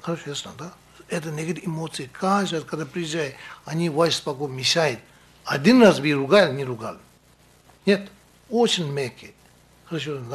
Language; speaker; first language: Russian; non-native, learner; Tibetan